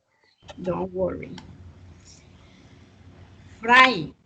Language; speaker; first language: English; non-native, fluent; Spanish